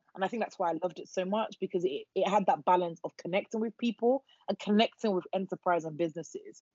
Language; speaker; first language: English; non-native, local second language; Yoruba